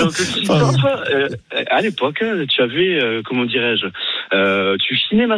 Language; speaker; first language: French; native; French